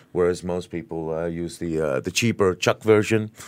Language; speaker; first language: English; native; English